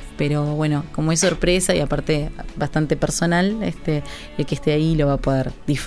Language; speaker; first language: Spanish; native; Spanish